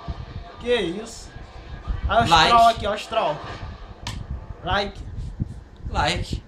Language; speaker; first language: Portuguese; native; Portuguese